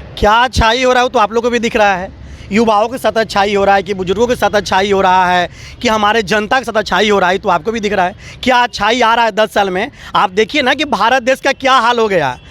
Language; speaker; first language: Hindi; native; Hindi